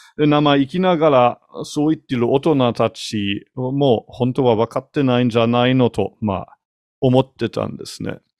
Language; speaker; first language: Japanese; non-native, fluent; German